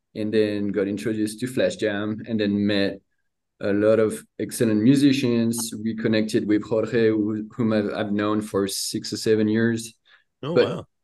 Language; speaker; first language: English; non-native, fluent; French